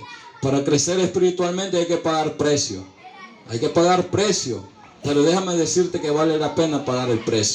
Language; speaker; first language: Spanish; native; Spanish